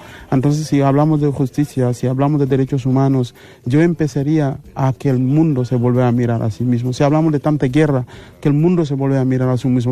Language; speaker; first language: Spanish; non-native, fluent; Mandingo